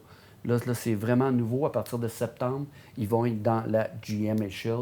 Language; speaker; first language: French; native; French